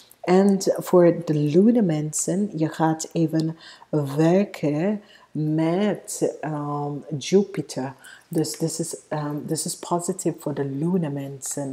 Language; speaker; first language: Dutch; non-native, fluent; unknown